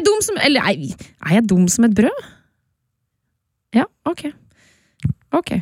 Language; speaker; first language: Norwegian; native; Norwegian